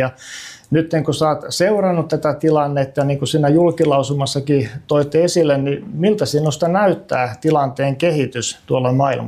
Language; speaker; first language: Finnish; native; Finnish